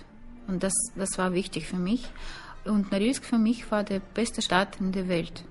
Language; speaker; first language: German; non-native, learner; Russian